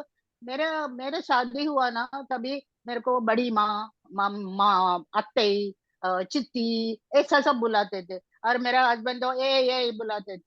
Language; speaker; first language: Hindi; non-native, local second language; Tamil